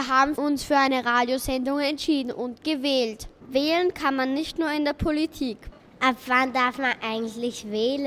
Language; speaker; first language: German; native; German